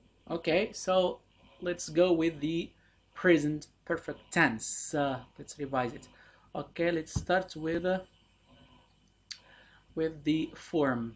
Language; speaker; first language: English; non-native, fluent; Arabic